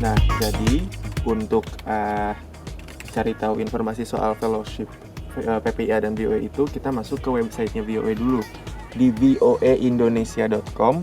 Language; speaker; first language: Indonesian; native; Indonesian